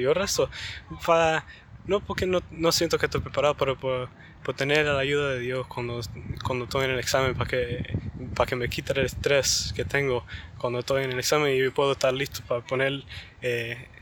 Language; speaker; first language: Spanish; early bilingual, heritage; Spanish